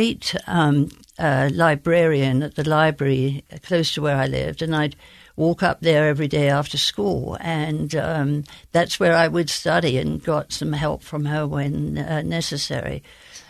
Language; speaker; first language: English; native; English